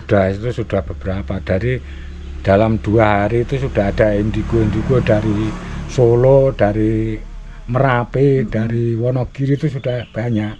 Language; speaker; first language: Indonesian; non-native, local second language; Javanese